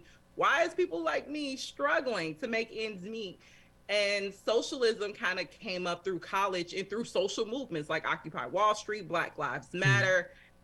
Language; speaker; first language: English; native; English